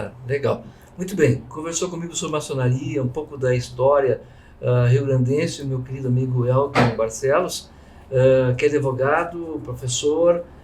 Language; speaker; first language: Portuguese; native; Portuguese